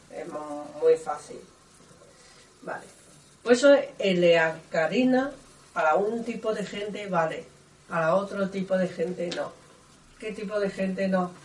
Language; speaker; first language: Spanish; non-native, learner; Chinese